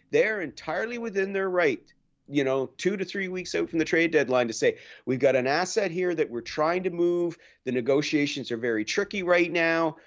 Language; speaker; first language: English; native; English